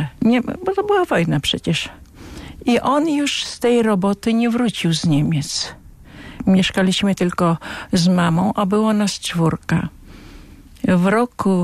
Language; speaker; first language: Polish; non-native, local second language; Ukrainian